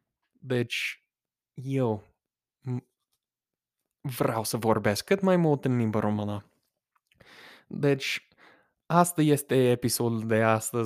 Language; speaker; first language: Romanian; non-native, fluent; English